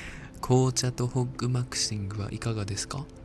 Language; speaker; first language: Japanese; non-native, fluent; English